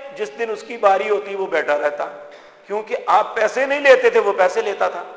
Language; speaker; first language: Urdu; non-native, local second language; Punjabi